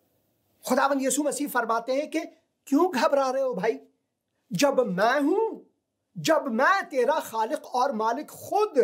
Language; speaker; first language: Hindi; non-native, fluent; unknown